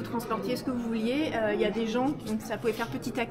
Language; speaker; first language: French; native; French